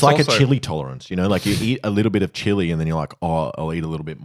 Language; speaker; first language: English; native; English